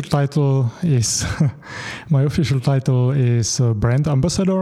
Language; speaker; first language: English; non-native, fluent; Czech